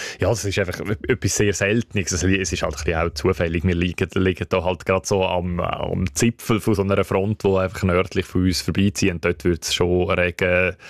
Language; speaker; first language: German; native; German